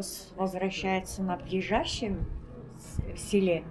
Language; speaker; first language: Russian; non-native, fluent; Armenian